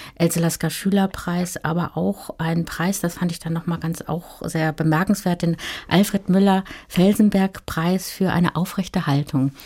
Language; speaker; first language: German; native; German